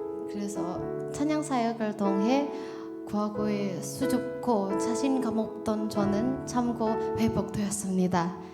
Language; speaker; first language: Korean; non-native, learner; Indonesian